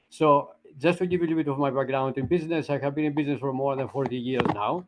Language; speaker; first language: English; non-native, fluent; Greek